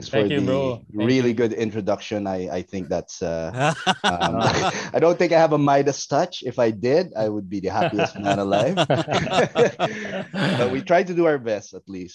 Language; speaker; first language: English; non-native, local second language; Filipino